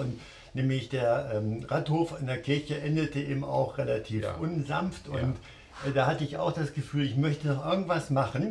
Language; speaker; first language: German; native; German